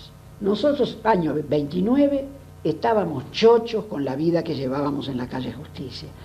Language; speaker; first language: Spanish; native; Spanish